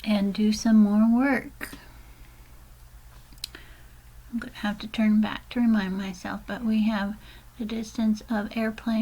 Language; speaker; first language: English; native; English